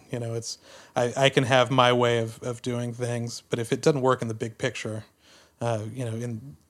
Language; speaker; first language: English; native; English